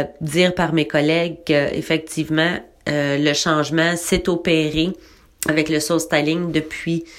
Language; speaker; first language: French; native; French